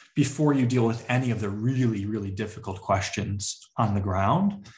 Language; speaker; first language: English; native; English